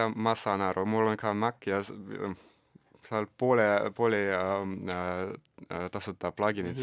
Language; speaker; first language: Estonian; non-native, local second language; Russian